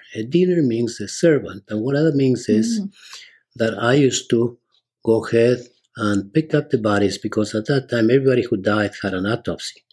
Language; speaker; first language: English; non-native, fluent; Spanish